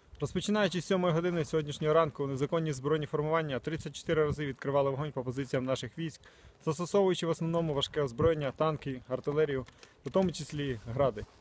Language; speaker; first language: Ukrainian; native; Ukrainian